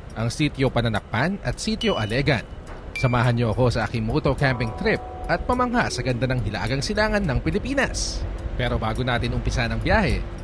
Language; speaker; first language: Filipino; non-native, local second language; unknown